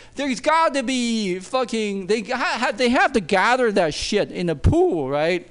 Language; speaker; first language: English; non-native, fluent; Chinese